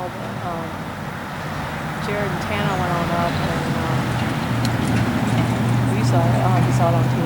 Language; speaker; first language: English; native; English